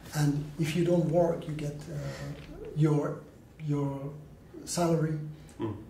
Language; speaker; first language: English; non-native, learner; Persian